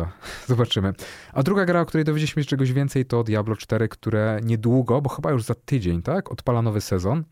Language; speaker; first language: Polish; native; Polish